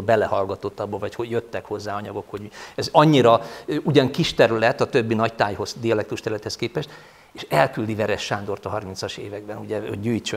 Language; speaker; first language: Hungarian; native; Hungarian